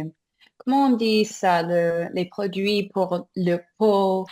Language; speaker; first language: French; non-native, learner; English